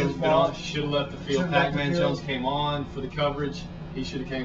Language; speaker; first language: English; native; English